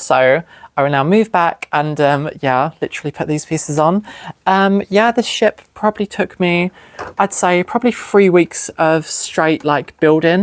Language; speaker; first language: English; native; English